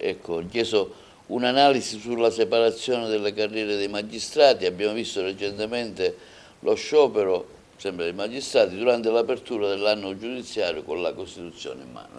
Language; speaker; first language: Italian; native; Italian